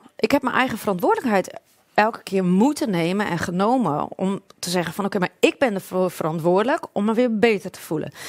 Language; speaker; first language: Dutch; non-native, local second language; Western Frisian